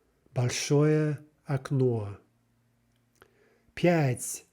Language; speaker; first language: Russian; non-native, fluent; English